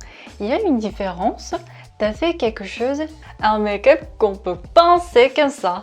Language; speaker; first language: French; non-native, fluent; Korean